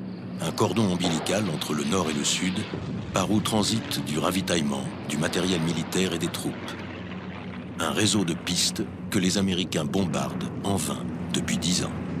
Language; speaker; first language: French; native; French